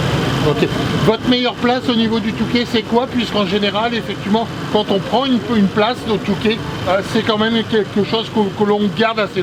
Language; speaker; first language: French; native; French